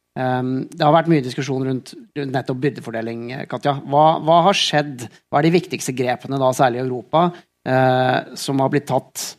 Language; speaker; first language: Norwegian; native; Norwegian